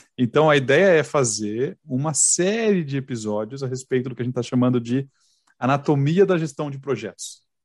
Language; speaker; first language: Portuguese; native; Portuguese